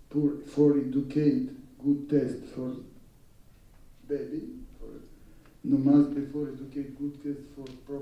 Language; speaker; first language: English; non-native, learner; Russian